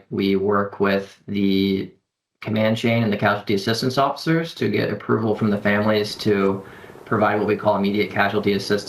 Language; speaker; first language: English; native; English